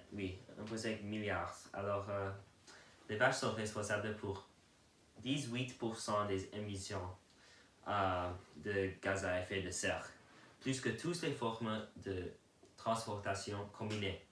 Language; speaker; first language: French; non-native, learner; English